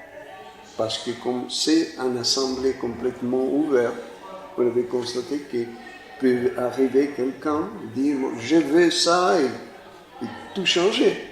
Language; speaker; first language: French; non-native, fluent; Spanish